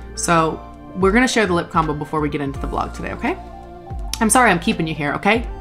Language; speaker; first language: English; native; English